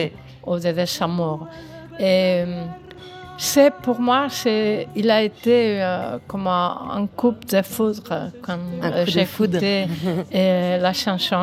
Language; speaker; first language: French; non-native, fluent; Spanish